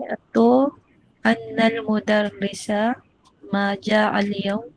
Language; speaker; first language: Arabic; non-native, learner; Filipino